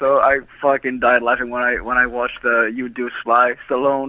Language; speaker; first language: English; non-native, fluent; Greek